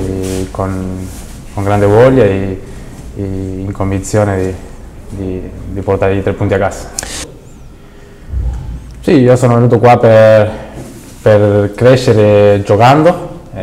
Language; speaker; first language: Italian; non-native, fluent; Spanish